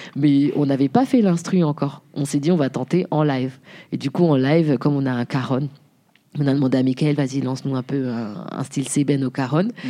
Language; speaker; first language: French; early bilingual, other home language; Haitian Creole